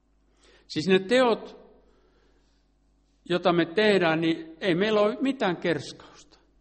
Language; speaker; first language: Finnish; native; Finnish